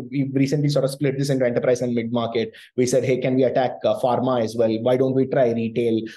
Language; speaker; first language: English; non-native, local second language; Tamil